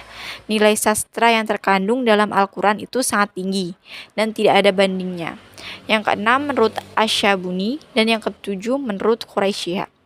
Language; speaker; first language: Indonesian; native; Indonesian